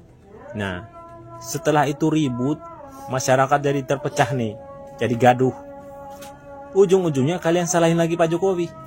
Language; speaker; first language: Indonesian; native; Indonesian